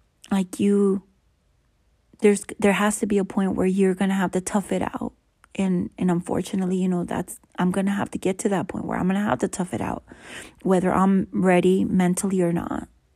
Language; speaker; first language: English; early bilingual, other home language; Spanish